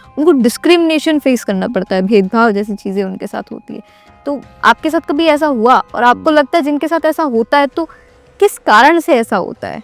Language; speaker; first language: Hindi; native; Hindi